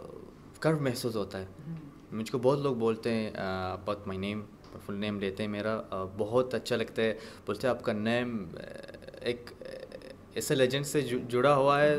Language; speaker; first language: Hindi; non-native, fluent; Arabic